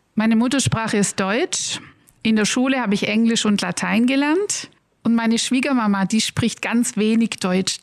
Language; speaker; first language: German; native; German